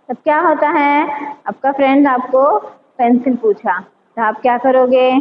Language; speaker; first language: Hindi; non-native, local second language; Telugu